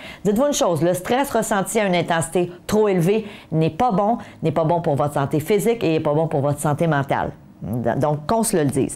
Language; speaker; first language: French; native; French